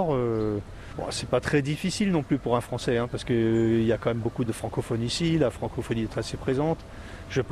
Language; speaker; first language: French; native; French